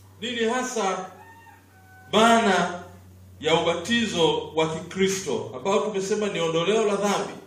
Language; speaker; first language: Swahili; native; Swahili